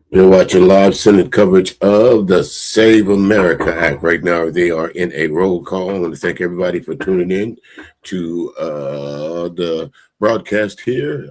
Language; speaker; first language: English; native; English